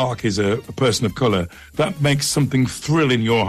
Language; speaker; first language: English; native; English